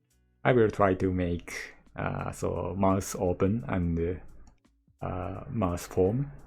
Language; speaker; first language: English; non-native, learner; Japanese